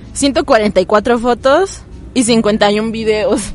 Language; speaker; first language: Spanish; native; Spanish